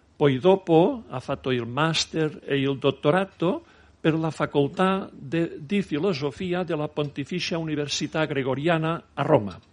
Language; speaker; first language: Italian; non-native, fluent; Catalan